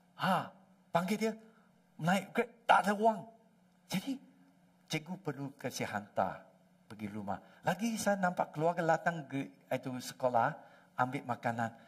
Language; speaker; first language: Malay; non-native, local second language; Chinese